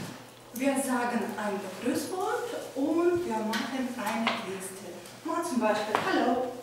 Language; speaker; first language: German; non-native, fluent; Ukrainian